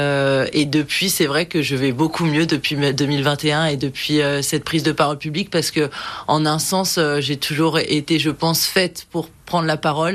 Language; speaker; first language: French; native; French